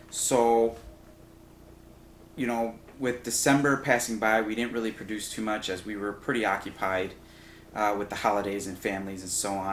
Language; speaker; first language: English; native; English